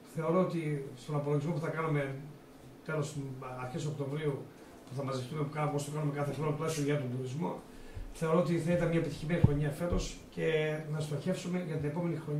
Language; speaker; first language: Greek; native; Greek